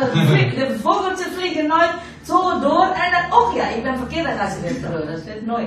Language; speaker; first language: Dutch; non-native, learner; Indonesian